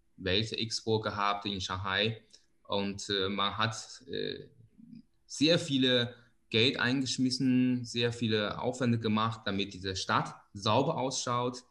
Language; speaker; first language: German; non-native, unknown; Chinese